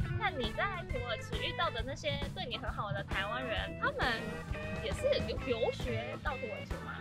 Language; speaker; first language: Chinese; non-native, fluent; Japanese